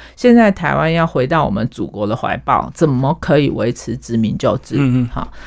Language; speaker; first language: Chinese; native; Chinese